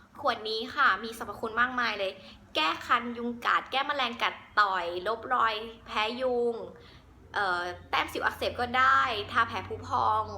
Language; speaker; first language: Thai; native; Thai